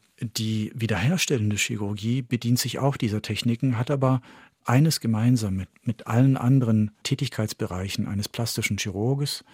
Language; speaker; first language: German; early bilingual, heritage; French